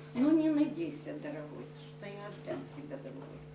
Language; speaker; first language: Russian; non-native, local second language; Ukrainian